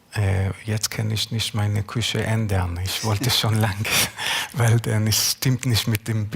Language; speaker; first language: German; non-native, learner; Hebrew